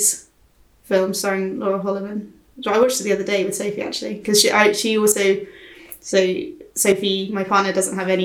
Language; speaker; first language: English; native; English